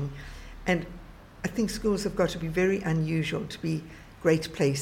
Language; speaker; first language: English; native; English